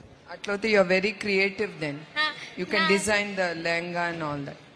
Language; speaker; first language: Telugu; native; Telugu